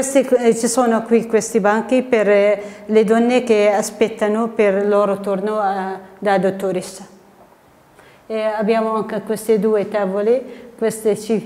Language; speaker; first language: Italian; non-native, fluent; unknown